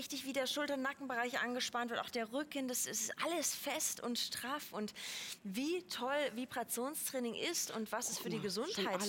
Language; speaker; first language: German; native; German